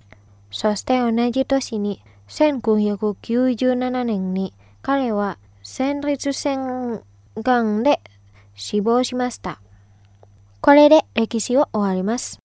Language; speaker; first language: Japanese; non-native, fluent; Indonesian